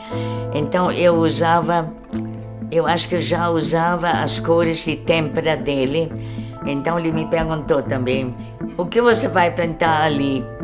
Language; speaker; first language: Portuguese; early bilingual, other home language; German